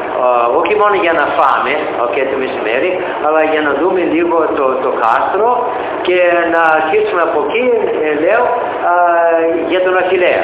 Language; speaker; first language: Greek; early bilingual, heritage; Greek